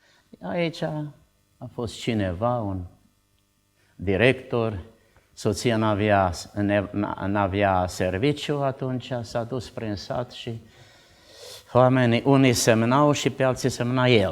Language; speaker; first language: Romanian; non-native, local second language; Czech